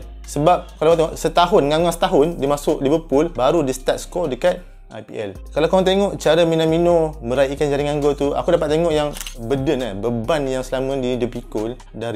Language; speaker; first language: Malay; native; Malay